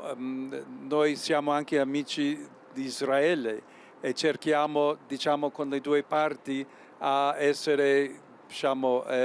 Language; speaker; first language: Italian; non-native, fluent; English